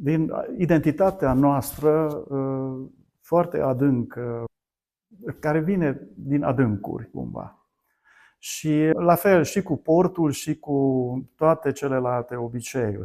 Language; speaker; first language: Romanian; non-native, local second language; Hungarian